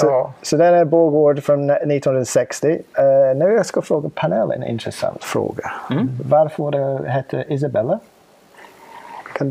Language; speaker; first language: Swedish; non-native, fluent; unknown